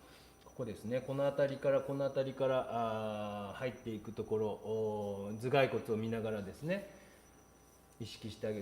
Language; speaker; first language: Japanese; native; Japanese